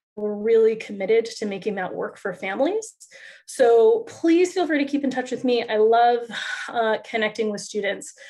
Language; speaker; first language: English; native; English